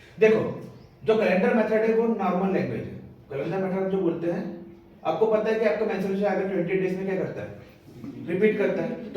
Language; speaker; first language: Hindi; non-native, local second language; Marathi